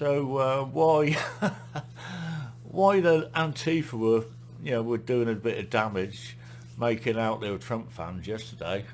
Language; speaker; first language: English; native; English